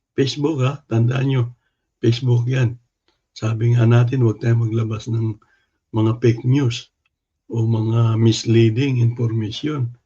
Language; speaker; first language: Filipino; non-native, local second language; Cebuano